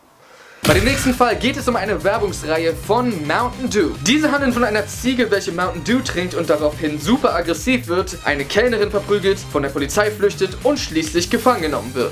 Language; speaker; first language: German; native; German